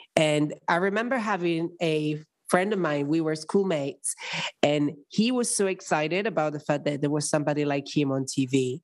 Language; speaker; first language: English; non-native, fluent; Italian